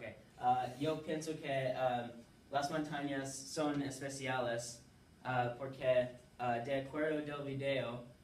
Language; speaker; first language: Spanish; non-native, learner; English